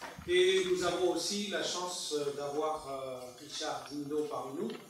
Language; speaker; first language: French; native; French